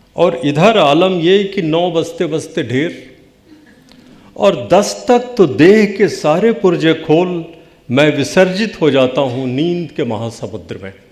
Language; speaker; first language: Hindi; non-native, local second language; Bhojpuri